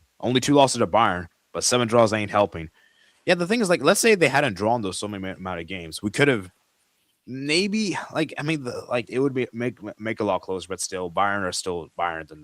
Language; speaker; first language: English; native; English